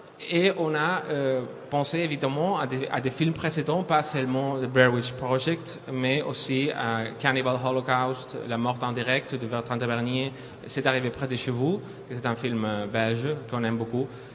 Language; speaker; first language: French; non-native, fluent; Spanish